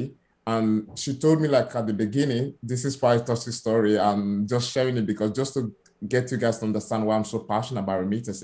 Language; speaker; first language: English; non-native, fluent; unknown